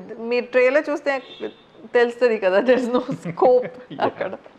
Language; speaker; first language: Telugu; non-native, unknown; Kannada